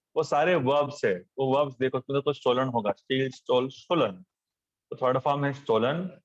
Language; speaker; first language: Hindi; non-native, local second language; Marathi